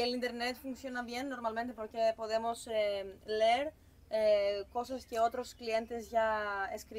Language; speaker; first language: Spanish; non-native, fluent; Greek